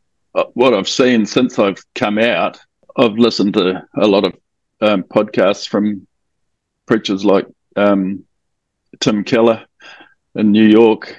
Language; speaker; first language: English; native; English